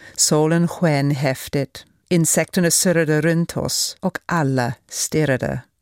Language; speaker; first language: Swedish; non-native, fluent; English